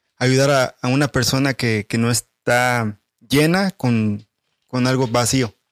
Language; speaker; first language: Spanish; native; Spanish